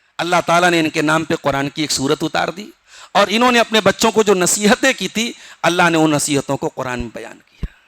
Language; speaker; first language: Urdu; native; Urdu